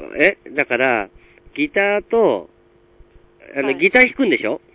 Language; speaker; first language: Japanese; native; Japanese